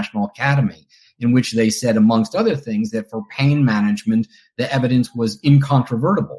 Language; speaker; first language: English; native; English